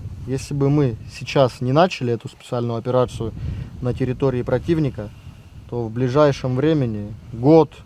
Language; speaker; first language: Russian; native; Russian